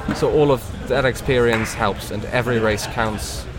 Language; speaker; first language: English; non-native, fluent; German